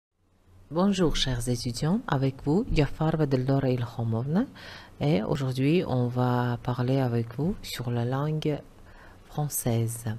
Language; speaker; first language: French; non-native, fluent; Uzbek